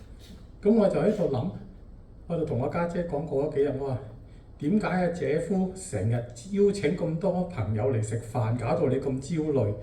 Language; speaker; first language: Cantonese; native; Cantonese